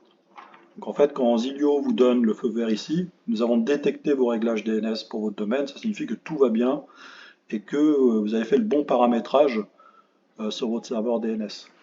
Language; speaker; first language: French; native; French